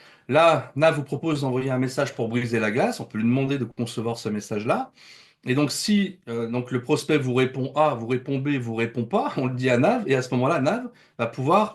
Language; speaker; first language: French; native; French